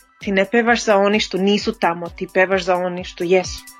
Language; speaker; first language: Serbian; early bilingual, heritage; Serbian